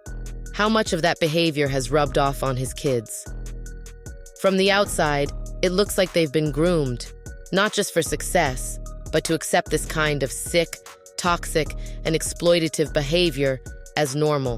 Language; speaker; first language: English; native; English